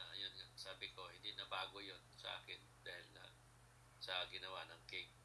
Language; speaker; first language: Filipino; non-native, local second language; Cebuano